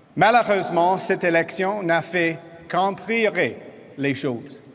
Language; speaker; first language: French; non-native, fluent; English